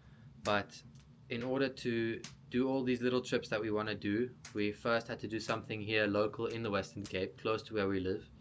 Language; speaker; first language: English; native; English